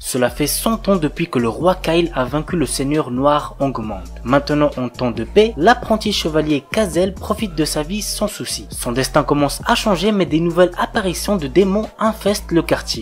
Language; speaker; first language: French; native; French